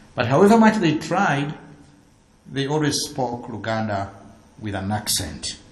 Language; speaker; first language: English; non-native, local second language; Ganda